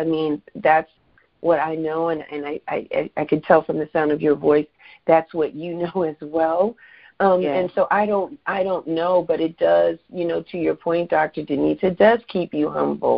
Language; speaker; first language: English; native; English